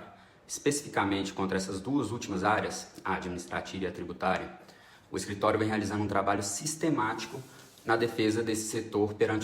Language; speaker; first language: Portuguese; native; Portuguese